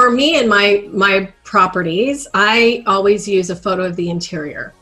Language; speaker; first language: English; native; English